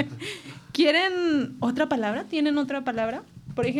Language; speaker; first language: Spanish; native; Spanish